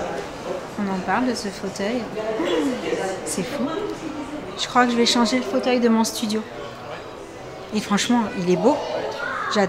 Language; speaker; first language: French; native; French